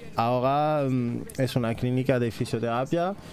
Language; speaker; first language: Spanish; non-native, fluent; French